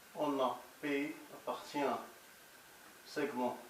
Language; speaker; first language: French; non-native, local second language; Arabic